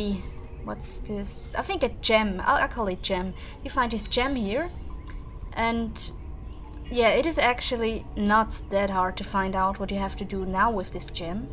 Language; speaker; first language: English; non-native, fluent; German